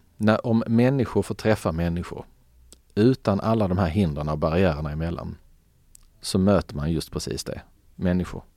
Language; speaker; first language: Swedish; early bilingual, other home language; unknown